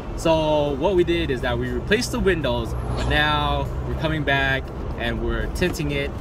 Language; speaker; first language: English; native; English